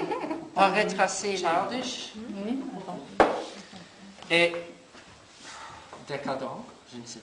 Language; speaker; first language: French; non-native, learner; English